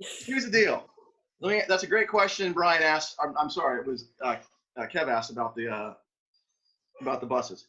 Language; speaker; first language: English; native; English